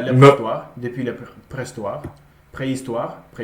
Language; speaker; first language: French; non-native, learner; Russian